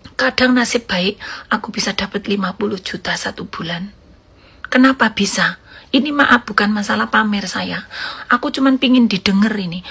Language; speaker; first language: Indonesian; native; Indonesian